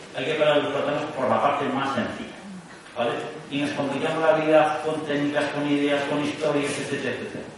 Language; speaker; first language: Spanish; native; Spanish